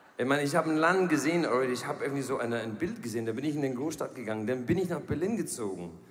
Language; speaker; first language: German; non-native, fluent; English